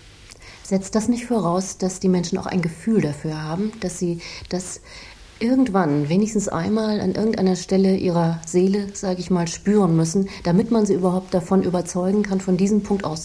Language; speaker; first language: German; native; German